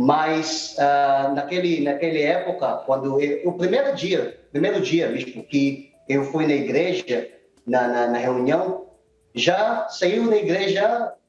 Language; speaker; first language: Portuguese; non-native, learner; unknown